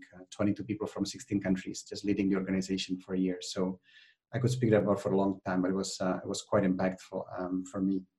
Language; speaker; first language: English; non-native, fluent; Czech